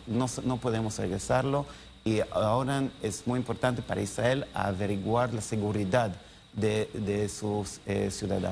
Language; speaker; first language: Spanish; non-native, learner; Hebrew